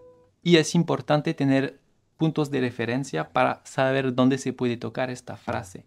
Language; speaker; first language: Spanish; non-native, fluent; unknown